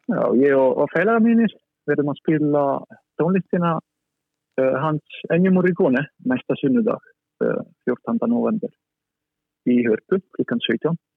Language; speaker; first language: Icelandic; non-native, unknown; Italian